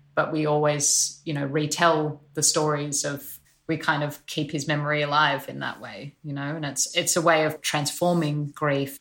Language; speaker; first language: English; non-native, local second language; Polish